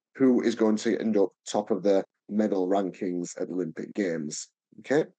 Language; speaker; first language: English; native; English